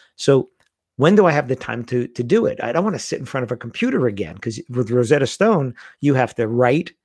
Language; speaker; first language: English; native; English